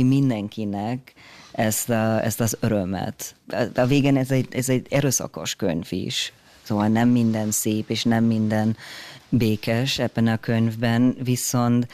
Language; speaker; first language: Hungarian; non-native, fluent; German